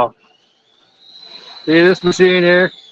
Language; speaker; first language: English; native; English